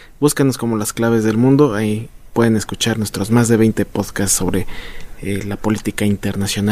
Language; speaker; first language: Spanish; native; Spanish